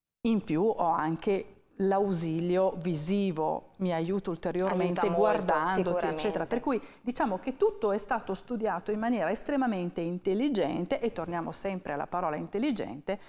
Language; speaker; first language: Italian; native; Italian